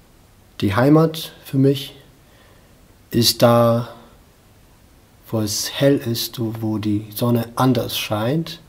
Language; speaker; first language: German; non-native, fluent; Bosnian